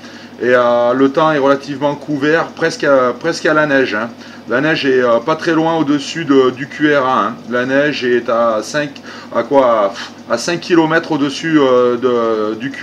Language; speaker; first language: French; native; French